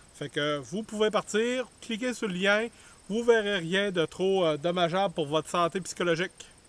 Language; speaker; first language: French; native; French